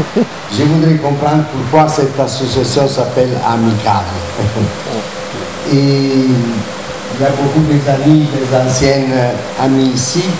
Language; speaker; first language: French; non-native, fluent; Italian